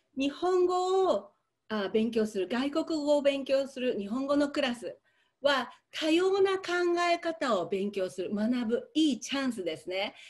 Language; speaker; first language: Japanese; native; Japanese